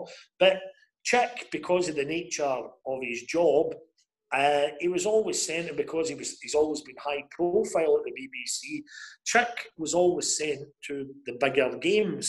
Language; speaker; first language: English; native; English